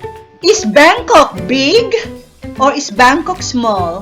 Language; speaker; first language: English; non-native, learner; Thai